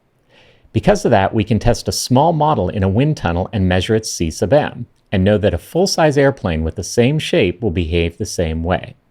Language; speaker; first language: English; native; English